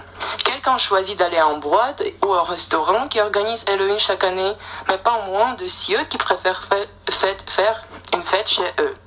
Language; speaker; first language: French; non-native, fluent; Russian